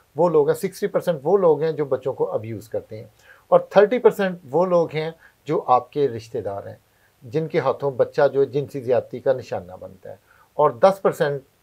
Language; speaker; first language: Urdu; non-native, local second language; Punjabi